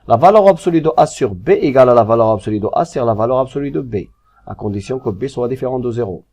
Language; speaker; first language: French; non-native, local second language; Arabic